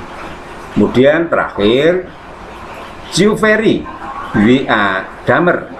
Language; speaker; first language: Indonesian; native; Indonesian